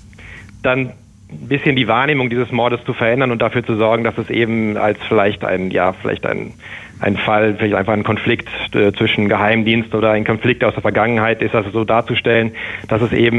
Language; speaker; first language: German; native; German